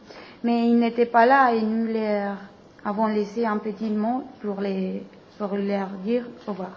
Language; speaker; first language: French; non-native, learner; Spanish